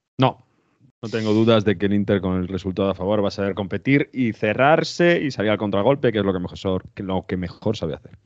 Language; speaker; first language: Spanish; native; Spanish